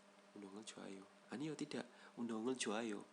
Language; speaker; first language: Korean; non-native, learner; Indonesian